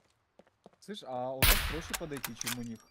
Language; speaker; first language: Russian; native; Russian